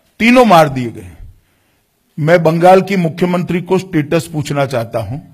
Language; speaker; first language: Hindi; non-native, local second language; Gujarati